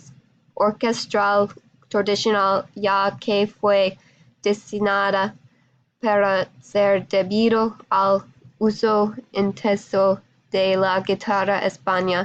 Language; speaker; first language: Spanish; non-native, learner; English